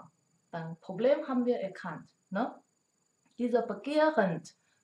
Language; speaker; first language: German; non-native, learner; Chinese